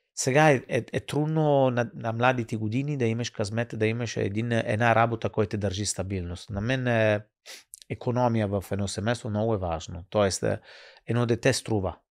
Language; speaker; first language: Bulgarian; non-native, fluent; Italian